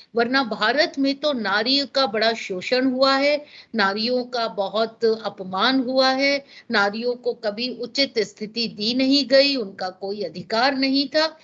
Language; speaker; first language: Hindi; non-native, local second language; Gujarati